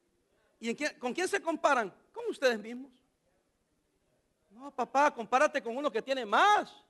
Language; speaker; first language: Spanish; native; Spanish